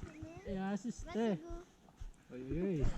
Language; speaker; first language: Norwegian; early bilingual, other home language; Filipino